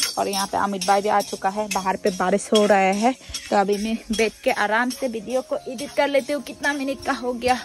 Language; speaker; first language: Hindi; non-native, local second language; Chakma